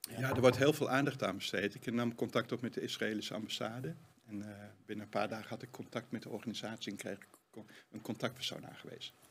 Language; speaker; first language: Dutch; native; Dutch